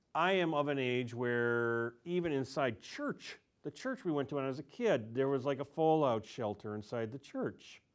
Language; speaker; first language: English; native; English